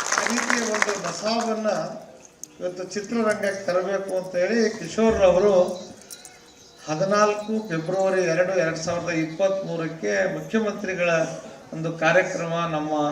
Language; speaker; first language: Kannada; non-native, local second language; Lambadi